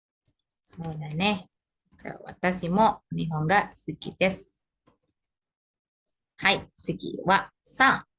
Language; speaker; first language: Japanese; non-native, fluent; Indonesian